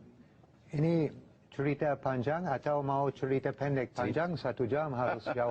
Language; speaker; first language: Indonesian; non-native, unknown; English